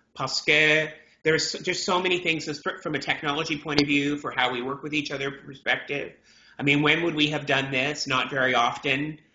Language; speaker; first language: English; native; English